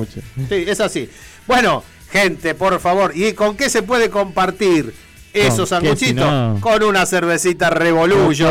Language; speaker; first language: Spanish; native; Spanish